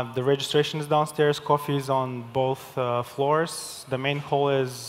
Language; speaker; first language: English; non-native, fluent; Bulgarian